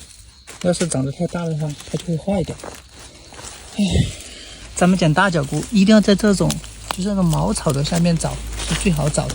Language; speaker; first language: Chinese; native; Chinese